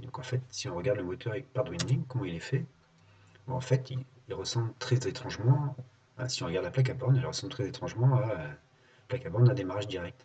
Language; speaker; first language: French; native; French